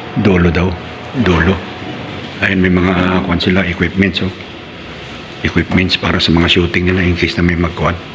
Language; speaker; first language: Filipino; native; Filipino